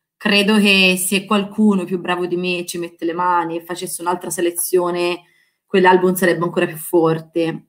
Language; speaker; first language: Italian; native; Italian